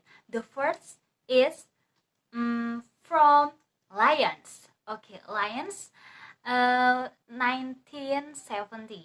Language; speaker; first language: English; non-native, learner; Indonesian